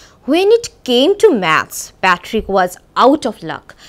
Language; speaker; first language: English; non-native, local second language; Bangla